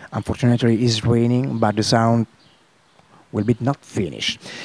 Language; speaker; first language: English; non-native, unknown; Italian